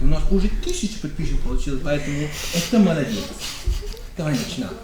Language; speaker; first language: Russian; non-native, learner; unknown